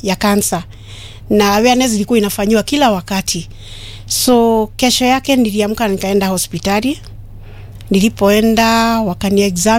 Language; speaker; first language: Swahili; non-native, local second language; Kikuyu